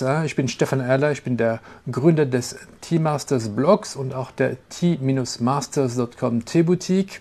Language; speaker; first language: German; non-native, local second language; French